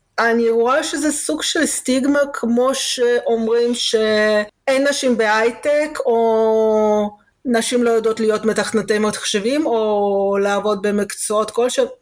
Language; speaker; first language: Hebrew; early bilingual, other home language; Russian